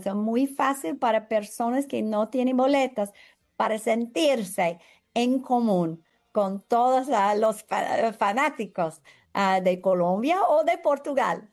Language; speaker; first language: Spanish; non-native, fluent; English